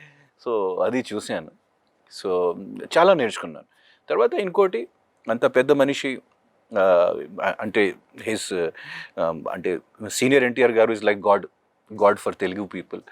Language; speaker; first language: Telugu; non-native, local second language; Hindi